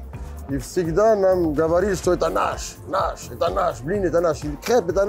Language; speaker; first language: Russian; non-native, learner; French